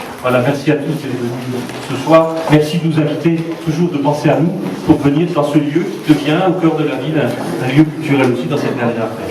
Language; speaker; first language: French; native; French